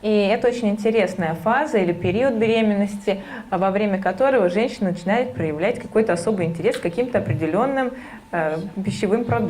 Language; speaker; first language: Russian; native; Russian